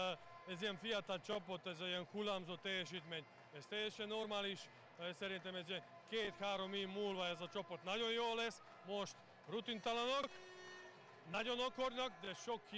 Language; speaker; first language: Hungarian; non-native, learner; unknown